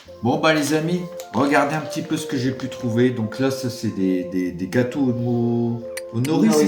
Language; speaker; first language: French; native; French